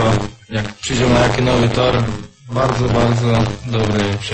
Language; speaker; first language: Polish; non-native, learner; Croatian